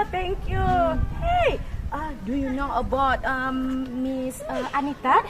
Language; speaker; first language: English; non-native, learner; Indonesian